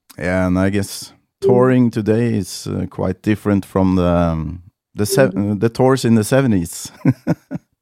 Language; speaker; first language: English; non-native, fluent; Norwegian